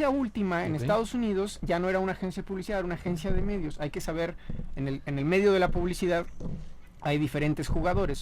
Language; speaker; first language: Spanish; native; Spanish